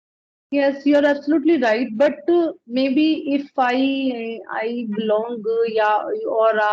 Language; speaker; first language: English; non-native, learner; Punjabi